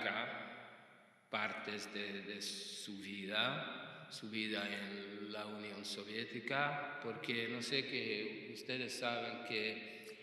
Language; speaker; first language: Spanish; non-native, fluent; Hungarian